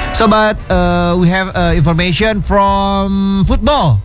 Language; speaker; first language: English; non-native, learner; Indonesian